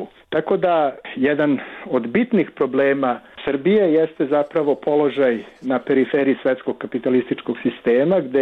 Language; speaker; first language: Serbian; native; Serbian